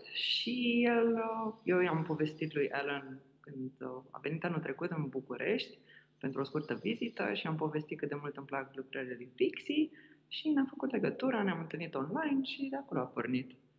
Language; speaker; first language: Romanian; native; Romanian